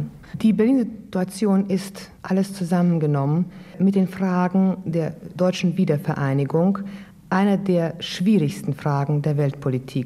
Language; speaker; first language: German; native; German